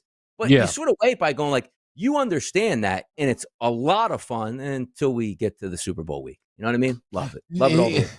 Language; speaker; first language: English; native; English